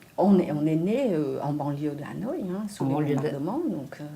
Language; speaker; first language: French; non-native, fluent; Vietnamese